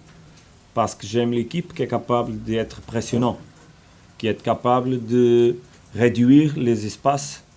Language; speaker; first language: French; non-native, fluent; Portuguese